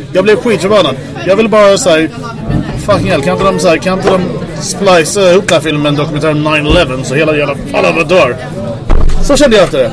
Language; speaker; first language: Swedish; native; Swedish